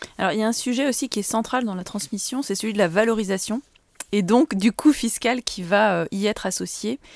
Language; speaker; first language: French; native; French